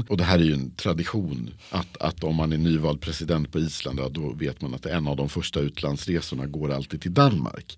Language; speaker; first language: Swedish; native; Swedish